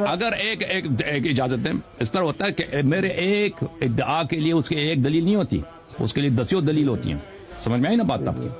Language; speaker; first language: Urdu; non-native, fluent; Persian